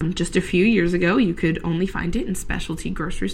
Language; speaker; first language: English; native; English